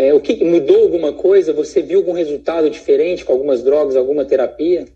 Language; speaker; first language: Portuguese; native; Portuguese